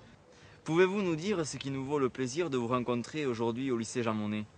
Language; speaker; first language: French; native; French